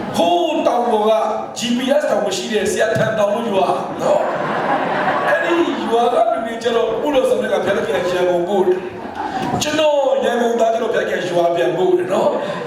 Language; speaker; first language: Burmese; native; Burmese